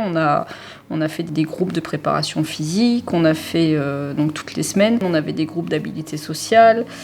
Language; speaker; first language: French; native; French